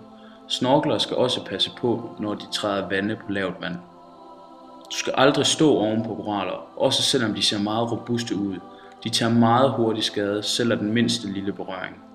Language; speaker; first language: Danish; native; Danish